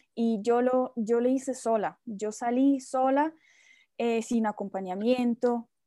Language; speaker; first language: Spanish; non-native, fluent; Russian